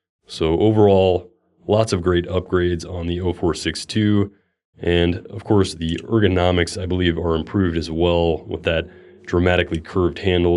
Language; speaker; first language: English; native; English